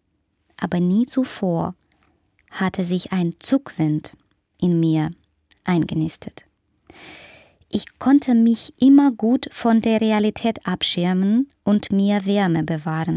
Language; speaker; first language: German; non-native, fluent; Ukrainian